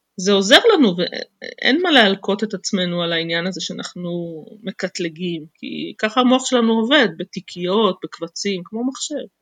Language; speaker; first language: Hebrew; native; Hebrew